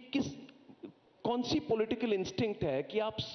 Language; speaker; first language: Hindi; non-native, local second language; Assamese